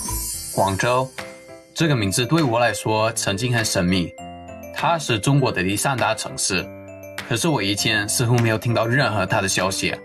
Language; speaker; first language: Chinese; non-native, fluent; English